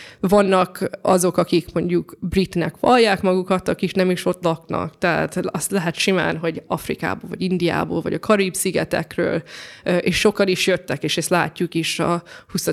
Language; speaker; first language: Hungarian; early bilingual, heritage; Hungarian